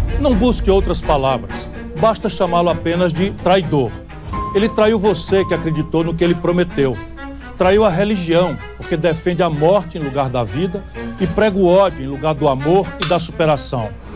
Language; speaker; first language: Portuguese; native; Portuguese